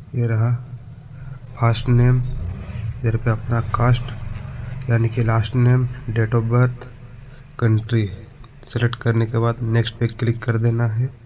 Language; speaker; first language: Hindi; native; Hindi